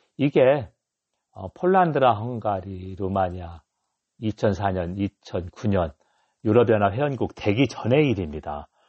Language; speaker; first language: Korean; native; Korean